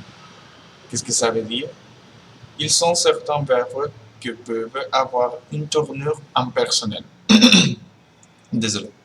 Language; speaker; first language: French; non-native, learner; Spanish